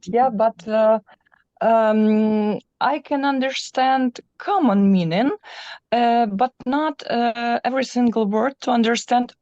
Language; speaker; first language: English; non-native, learner; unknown